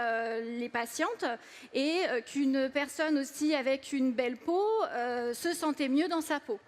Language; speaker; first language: French; native; French